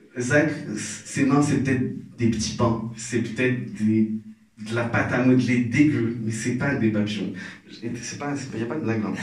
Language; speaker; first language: French; non-native, local second language; Arabic